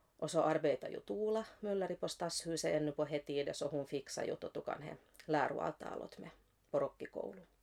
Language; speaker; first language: Swedish; native; Swedish